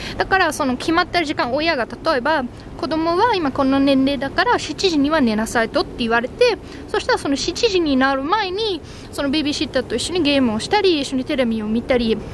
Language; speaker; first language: Japanese; non-native, fluent; German